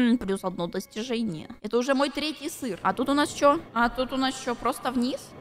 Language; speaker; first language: Russian; native; Russian